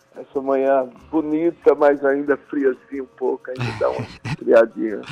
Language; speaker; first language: Portuguese; native; Portuguese